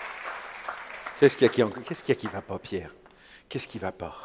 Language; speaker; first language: French; native; French